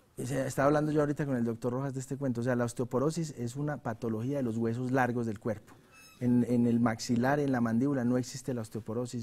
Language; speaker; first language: Spanish; native; Spanish